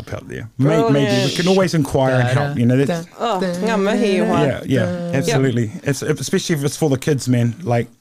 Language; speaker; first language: English; native; English